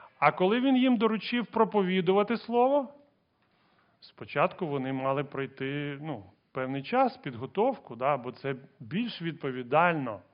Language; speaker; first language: Ukrainian; non-native, local second language; Russian